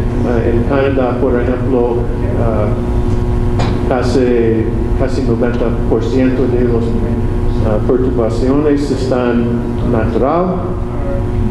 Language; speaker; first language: Spanish; non-native, learner; English